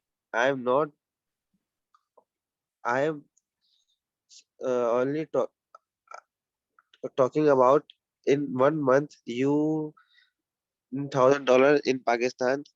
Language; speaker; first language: English; non-native, learner; Urdu